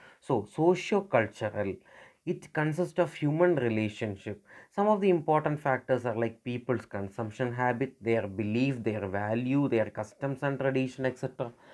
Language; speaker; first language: English; non-native, local second language; Malayalam